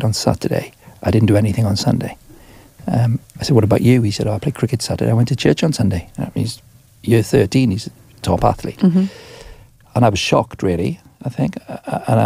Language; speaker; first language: English; native; English